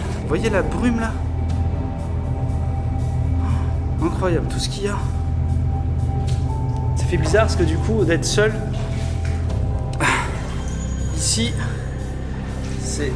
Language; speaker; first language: French; native; French